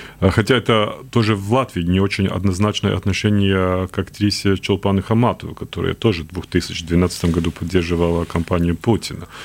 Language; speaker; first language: Russian; non-native, local second language; Latvian